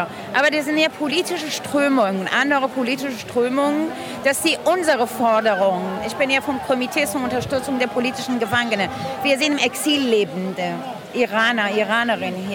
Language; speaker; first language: German; non-native, fluent; Persian